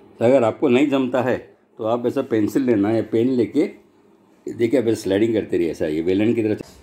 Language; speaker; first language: Hindi; non-native, local second language; Gujarati